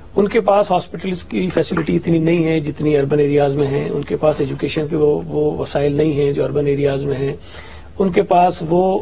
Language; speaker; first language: Urdu; native; Urdu